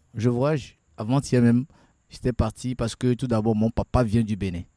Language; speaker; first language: French; non-native, local second language; Ewe